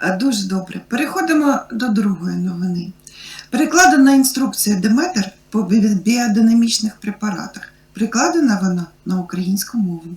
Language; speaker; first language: Ukrainian; native; Ukrainian